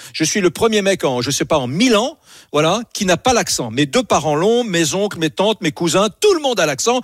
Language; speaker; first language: French; native; French